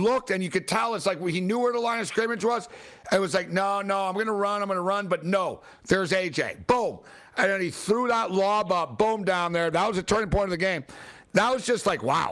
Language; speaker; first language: English; native; English